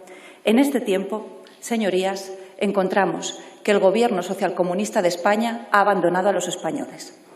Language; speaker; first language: Spanish; native; Spanish